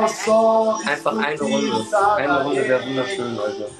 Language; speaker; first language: German; early bilingual, other home language; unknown